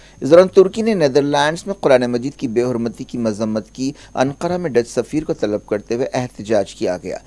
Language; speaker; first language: Urdu; native; Urdu